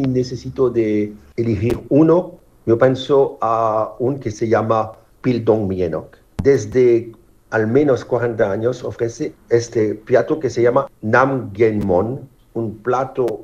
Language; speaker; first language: Spanish; non-native, fluent; French